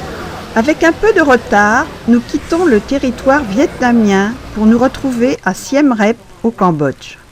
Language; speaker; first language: French; native; French